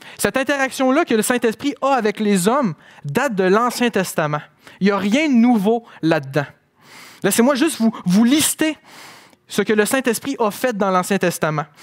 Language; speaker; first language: French; native; French